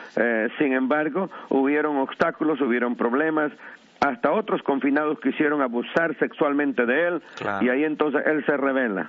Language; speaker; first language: Spanish; native; Spanish